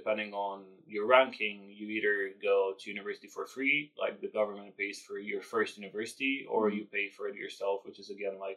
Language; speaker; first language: English; non-native, fluent; Romanian